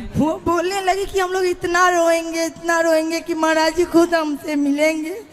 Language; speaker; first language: Hindi; native; Hindi